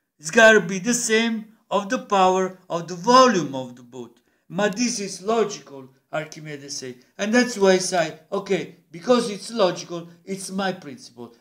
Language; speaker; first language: English; non-native, learner; Italian